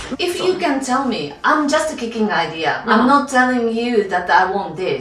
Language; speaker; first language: English; non-native, fluent; Japanese